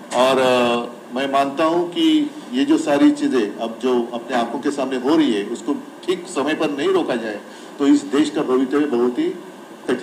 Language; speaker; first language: Hindi; non-native, local second language; Marathi